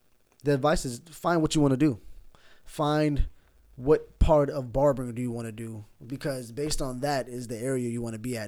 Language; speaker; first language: English; native; English